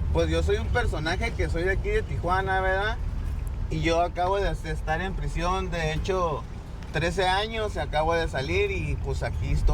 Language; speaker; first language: Spanish; native; Spanish